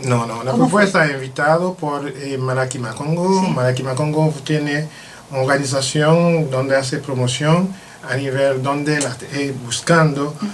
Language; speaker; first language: Spanish; non-native, learner; French